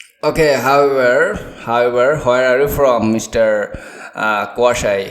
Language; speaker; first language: English; non-native, learner; Bangla